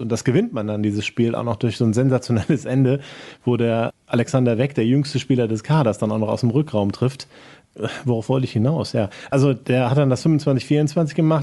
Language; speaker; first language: German; native; German